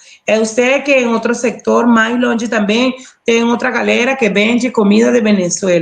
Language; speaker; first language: Portuguese; non-native, learner; Spanish